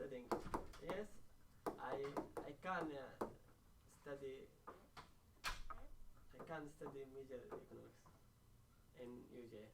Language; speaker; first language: English; non-native, learner; Arabic